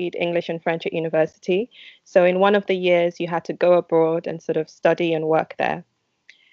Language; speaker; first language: English; non-native, local second language; Yoruba